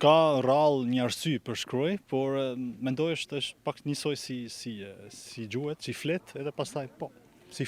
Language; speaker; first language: Albanian; non-native, learner; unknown